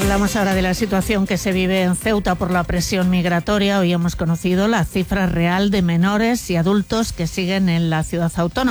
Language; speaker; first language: Spanish; native; Spanish